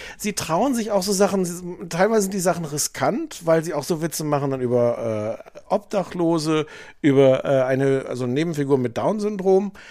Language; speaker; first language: German; native; German